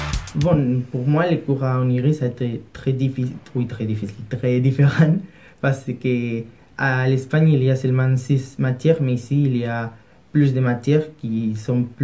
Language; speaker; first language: French; non-native, learner; Spanish